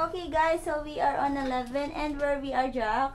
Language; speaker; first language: English; non-native, local second language; Filipino